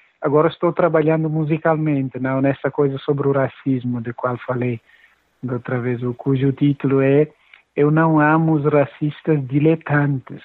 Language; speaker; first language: Portuguese; non-native, local second language; Upper Guinea Crioulo